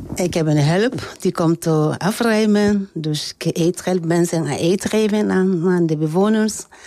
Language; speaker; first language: Dutch; non-native, learner; French